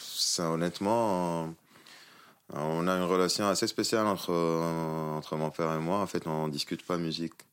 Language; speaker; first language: French; non-native, local second language; Arabic